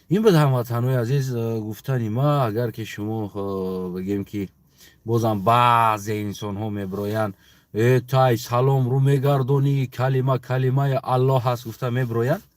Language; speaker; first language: Tajik; native; Tajik